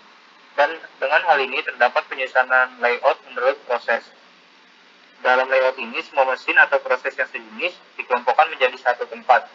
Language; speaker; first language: Indonesian; native; Indonesian